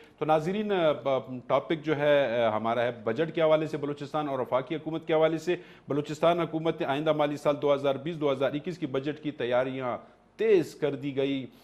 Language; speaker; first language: Urdu; non-native, local second language; Pashto